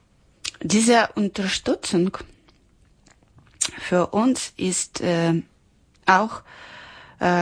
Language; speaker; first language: German; non-native, learner; Ukrainian